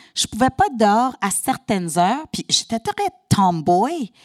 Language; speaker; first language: French; native; French